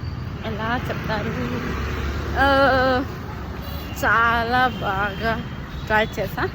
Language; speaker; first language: Telugu; non-native, learner; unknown